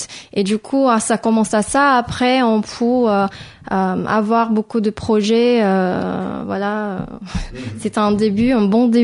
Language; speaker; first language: French; non-native, fluent; Filipino